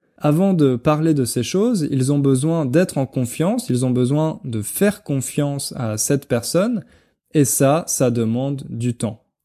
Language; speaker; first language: French; native; French